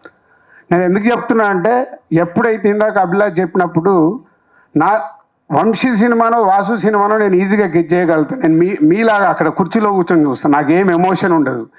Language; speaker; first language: Telugu; native; Telugu